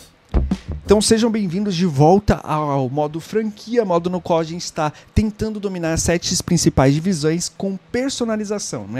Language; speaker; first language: Portuguese; native; Portuguese